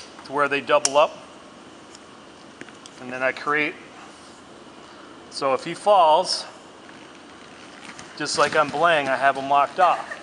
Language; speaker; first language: English; native; English